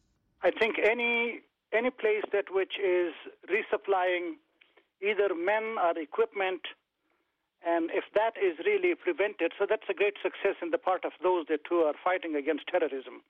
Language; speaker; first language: English; non-native, fluent; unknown